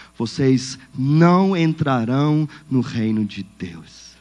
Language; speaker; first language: Portuguese; non-native, fluent; German